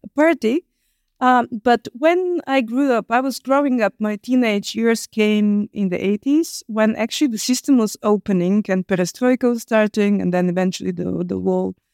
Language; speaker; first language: English; non-native, fluent; Bulgarian